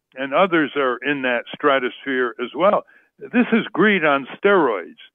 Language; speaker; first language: English; native; English